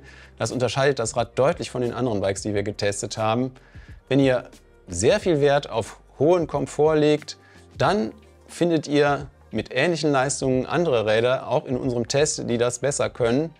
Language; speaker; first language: German; native; German